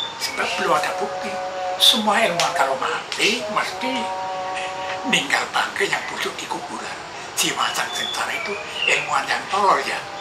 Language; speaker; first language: Indonesian; non-native, local second language; Javanese